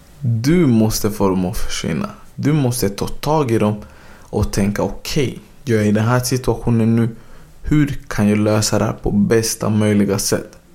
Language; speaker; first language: Swedish; early bilingual, other home language; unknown